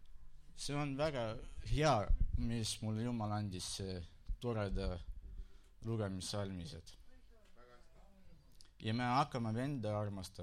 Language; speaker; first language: Estonian; non-native, local second language; Russian